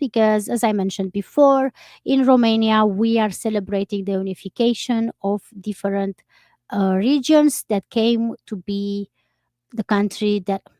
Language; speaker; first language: English; non-native, fluent; Romanian